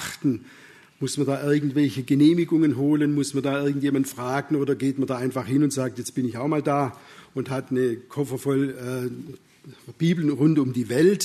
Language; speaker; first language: German; native; German